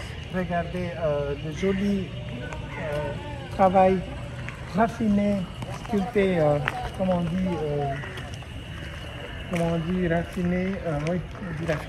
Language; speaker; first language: French; non-native, fluent; Hindi